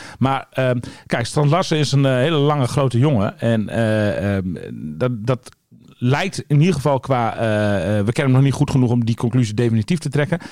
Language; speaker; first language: Dutch; native; Dutch